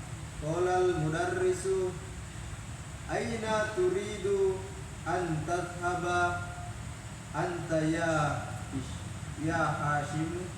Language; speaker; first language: Arabic; non-native, learner; Indonesian